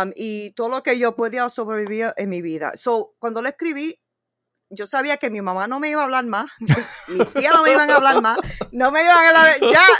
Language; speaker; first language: Spanish; early bilingual, heritage; Spanish